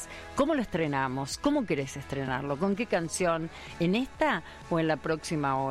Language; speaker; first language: Spanish; native; Spanish